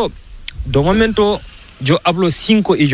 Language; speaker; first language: Spanish; non-native, learner; Fula